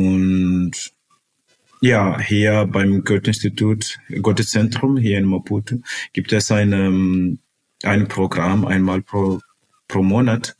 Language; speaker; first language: German; non-native, fluent; Portuguese